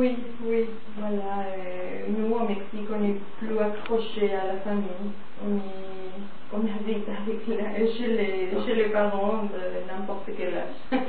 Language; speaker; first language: French; non-native, fluent; Spanish